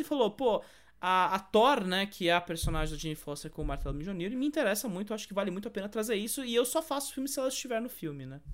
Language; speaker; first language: Portuguese; native; Portuguese